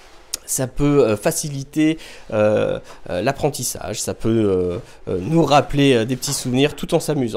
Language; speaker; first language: French; native; French